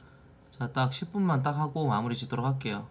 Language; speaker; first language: Korean; native; Korean